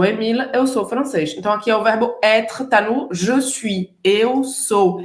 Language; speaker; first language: Portuguese; native; Portuguese